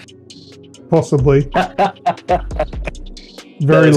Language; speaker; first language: English; native; English